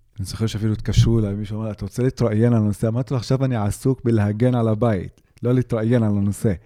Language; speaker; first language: Hebrew; non-native, local second language; Arabic